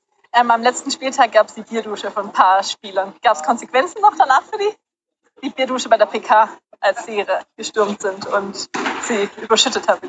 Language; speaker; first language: German; native; German